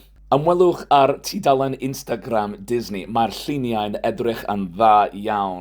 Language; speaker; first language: Welsh; non-native, fluent; English